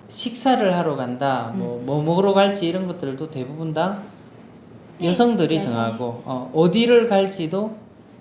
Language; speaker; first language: Korean; non-native, local second language; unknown